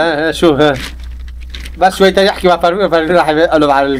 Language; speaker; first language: Arabic; non-native, local second language; Kurdish